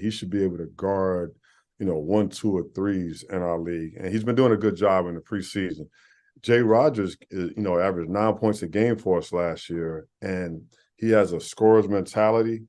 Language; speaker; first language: English; native; English